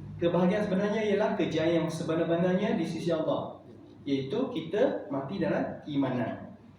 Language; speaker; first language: Malay; non-native, local second language; Chinese